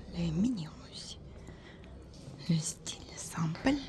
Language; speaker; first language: French; non-native, fluent; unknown